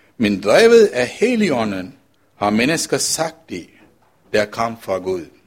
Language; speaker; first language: Danish; non-native, fluent; Sinhala